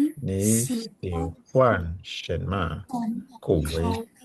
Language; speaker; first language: Chinese; non-native, learner; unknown